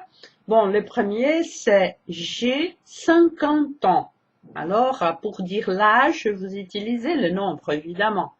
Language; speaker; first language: French; non-native, fluent; Portuguese